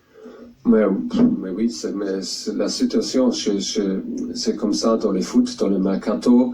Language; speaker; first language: French; non-native, fluent; German